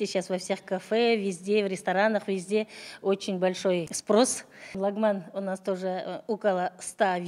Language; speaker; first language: Russian; non-native, local second language; Uyghur